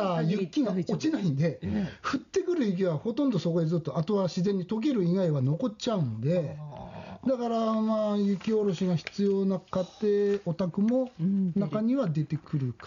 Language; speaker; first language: Japanese; native; Japanese